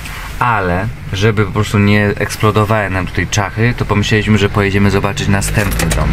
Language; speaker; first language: Polish; native; Polish